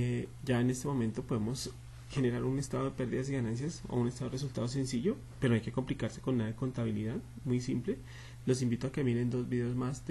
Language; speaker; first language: Spanish; native; Spanish